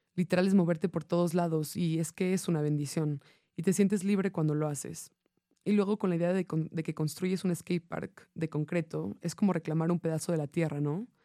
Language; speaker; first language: Spanish; non-native, fluent; English